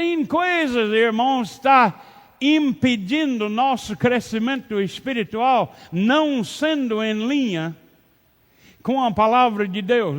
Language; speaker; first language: Portuguese; non-native, learner; English